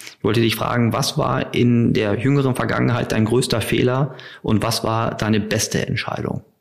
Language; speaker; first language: German; native; German